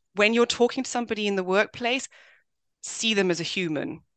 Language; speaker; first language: English; native; English